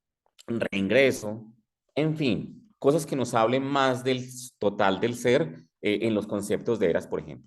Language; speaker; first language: Spanish; native; Spanish